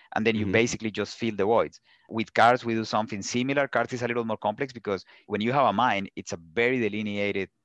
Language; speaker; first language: English; non-native, fluent; Spanish